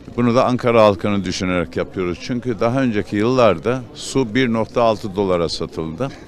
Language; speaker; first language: Turkish; native; Turkish